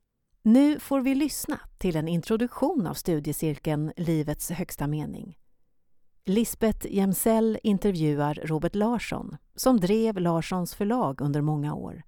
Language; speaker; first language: Swedish; native; Swedish